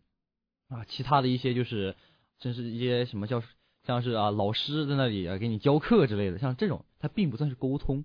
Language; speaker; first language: Chinese; native; Chinese